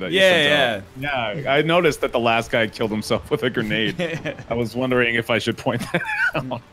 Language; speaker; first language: English; native; English